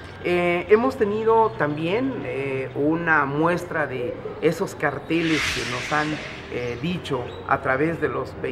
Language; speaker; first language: Spanish; native; Spanish